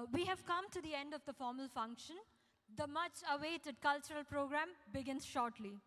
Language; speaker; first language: English; non-native, local second language; Malayalam